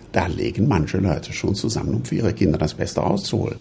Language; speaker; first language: German; native; German